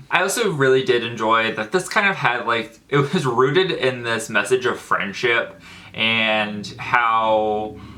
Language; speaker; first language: English; native; English